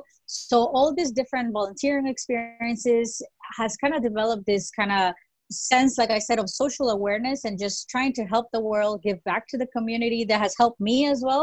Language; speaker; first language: English; early bilingual, other home language; Spanish